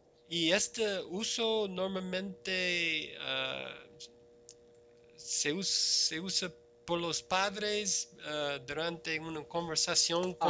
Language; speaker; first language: Spanish; non-native, learner; English